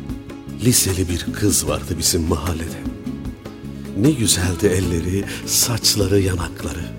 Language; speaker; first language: Turkish; native; Turkish